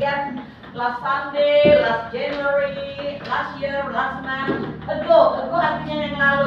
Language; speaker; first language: English; non-native, learner; Indonesian